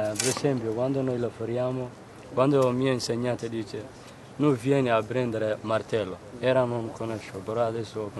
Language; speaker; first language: Italian; non-native, learner; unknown